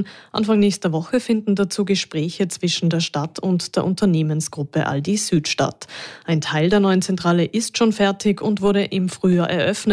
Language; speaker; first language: German; native; German